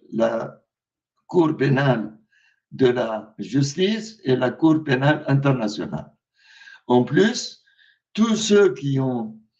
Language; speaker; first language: French; non-native, fluent; Arabic